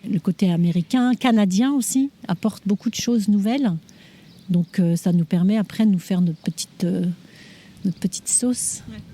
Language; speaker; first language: French; native; French